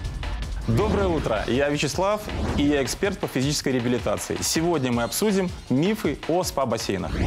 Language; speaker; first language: Russian; native; Russian